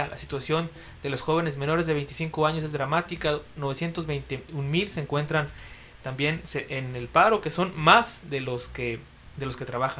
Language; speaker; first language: Spanish; native; Spanish